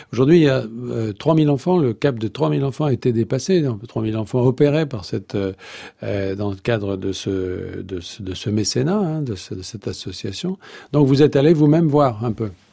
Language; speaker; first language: French; native; French